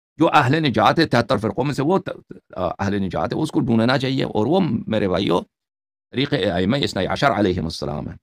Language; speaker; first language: Urdu; native; Urdu